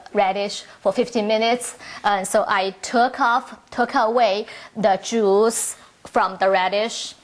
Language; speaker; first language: English; non-native, learner; Chinese